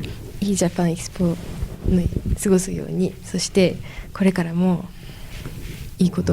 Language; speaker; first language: Japanese; non-native, fluent; French